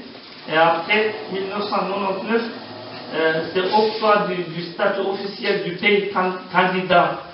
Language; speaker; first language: French; non-native, learner; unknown